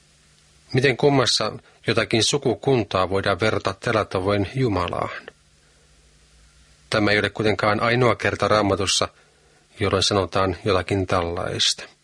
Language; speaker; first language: Finnish; native; Finnish